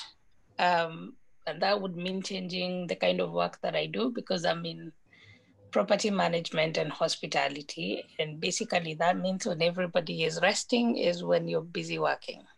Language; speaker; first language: English; non-native, local second language; Kikuyu